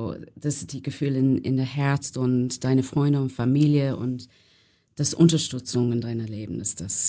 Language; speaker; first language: German; non-native, learner; English